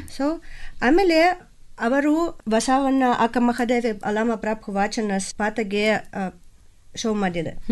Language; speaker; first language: Kannada; non-native, learner; Russian